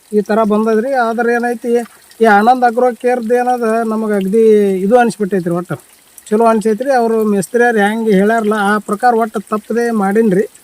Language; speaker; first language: Kannada; native; Kannada